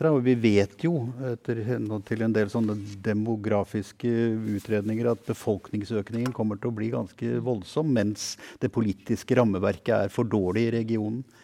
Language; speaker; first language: Norwegian; native; Norwegian